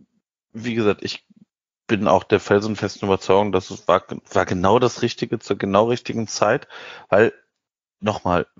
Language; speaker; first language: German; native; German